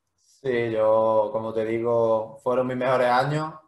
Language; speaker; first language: Spanish; native; Spanish